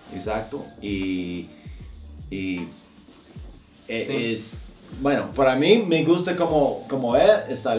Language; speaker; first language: Spanish; non-native, fluent; English